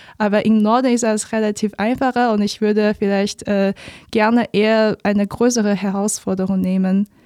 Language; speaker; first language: German; non-native, fluent; Chinese